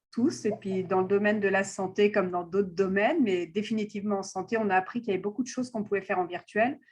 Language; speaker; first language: French; native; French